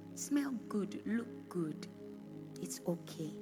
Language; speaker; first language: English; non-native, local second language; Bini